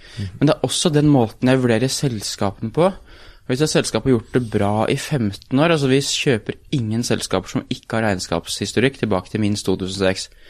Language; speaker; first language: Norwegian; native; Norwegian